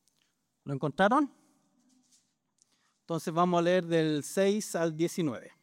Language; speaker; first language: Spanish; native; Spanish